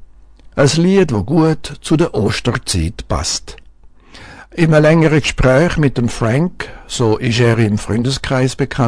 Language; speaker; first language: German; native; German